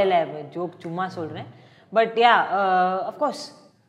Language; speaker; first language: Tamil; non-native, learner; Hindi